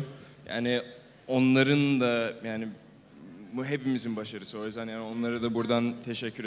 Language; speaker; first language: Turkish; early bilingual, heritage; Turkish